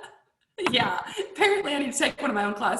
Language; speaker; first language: English; native; English